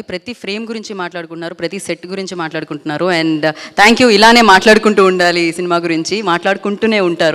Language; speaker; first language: Telugu; native; Telugu